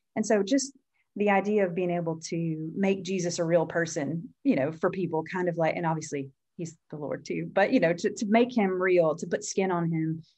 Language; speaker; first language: English; native; English